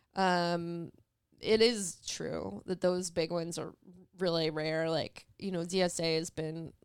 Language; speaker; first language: English; native; English